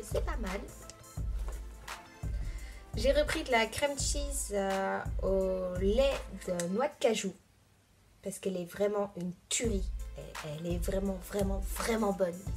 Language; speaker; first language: French; native; French